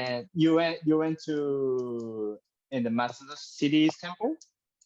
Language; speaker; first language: English; non-native, learner; Japanese